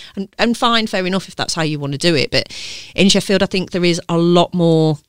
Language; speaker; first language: English; native; English